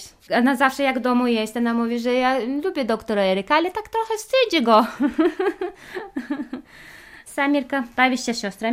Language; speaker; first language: Polish; non-native, learner; Chechen